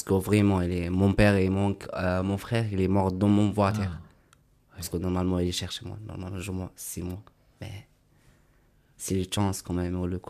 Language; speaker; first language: French; non-native, learner; Arabic